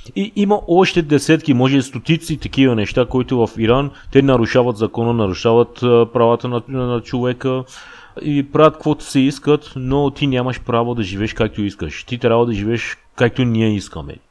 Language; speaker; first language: Bulgarian; non-native, fluent; Persian